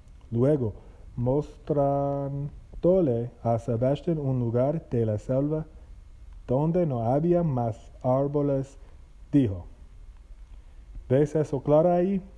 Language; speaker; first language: Spanish; non-native, learner; English